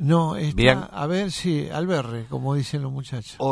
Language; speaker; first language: Spanish; native; Spanish